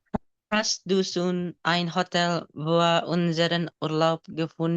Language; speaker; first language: German; non-native, learner; Indonesian